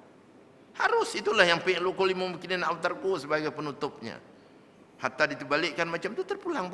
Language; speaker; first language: Malay; native; Malay